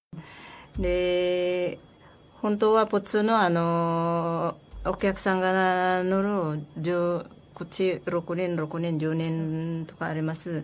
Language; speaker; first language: Japanese; non-native, learner; Filipino